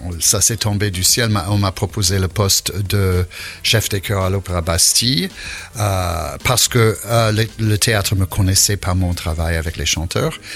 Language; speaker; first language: French; non-native, fluent; English